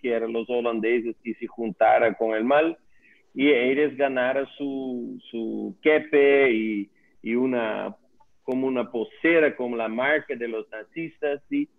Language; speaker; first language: Spanish; non-native, learner; Dutch